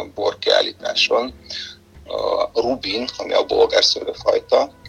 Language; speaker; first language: Hungarian; non-native, fluent; Bulgarian